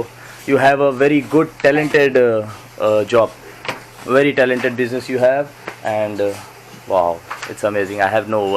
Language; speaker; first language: English; non-native, learner; Hindi